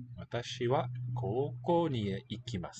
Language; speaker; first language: Japanese; non-native, learner; English